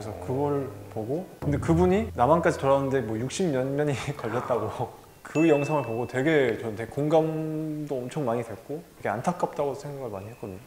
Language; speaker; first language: Korean; native; Korean